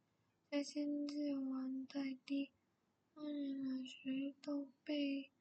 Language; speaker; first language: Chinese; non-native, learner; Indonesian